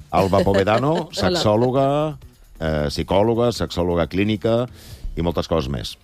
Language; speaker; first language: Catalan; native; Catalan